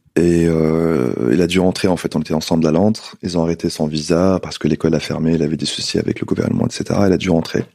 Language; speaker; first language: French; non-native, local second language; Arabic